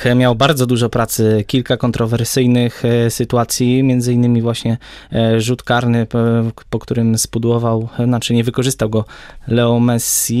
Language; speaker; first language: Polish; native; Polish